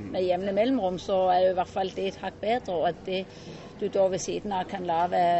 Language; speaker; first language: Norwegian; native; Norwegian